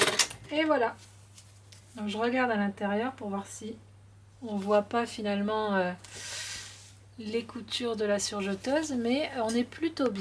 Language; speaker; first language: French; native; French